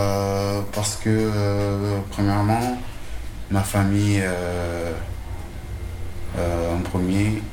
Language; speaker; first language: French; non-native, local second language; Comorian